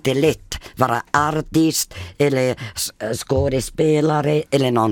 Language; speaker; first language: Swedish; non-native, fluent; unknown